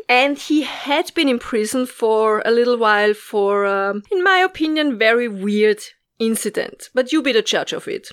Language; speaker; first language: English; non-native, fluent; German